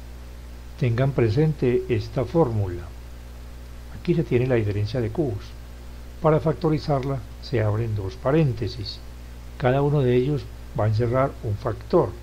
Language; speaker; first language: Spanish; native; Spanish